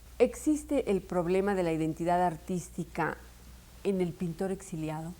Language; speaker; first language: Spanish; native; Spanish